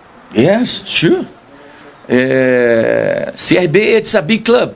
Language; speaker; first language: English; non-native, learner; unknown